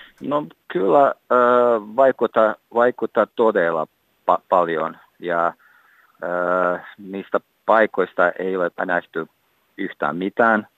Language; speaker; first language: Finnish; non-native, fluent; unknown